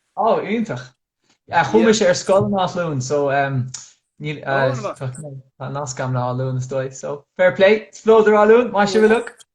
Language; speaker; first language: Irish; non-native, local second language; English